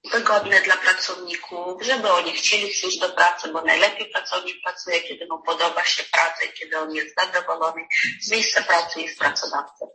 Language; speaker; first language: Polish; non-native, fluent; Ukrainian